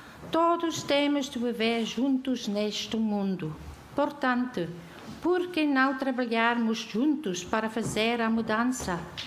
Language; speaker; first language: Portuguese; non-native, fluent; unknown